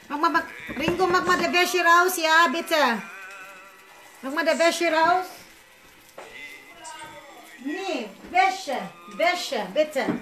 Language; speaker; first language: German; non-native, learner; Cebuano